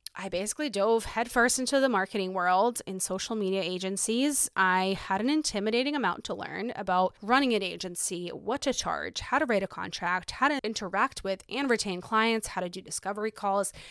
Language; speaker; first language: English; early bilingual, other home language; Ukrainian